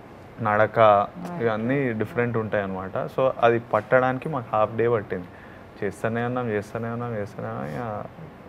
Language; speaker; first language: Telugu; native; Telugu